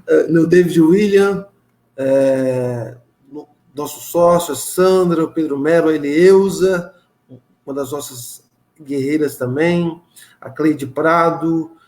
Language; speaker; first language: Portuguese; native; Portuguese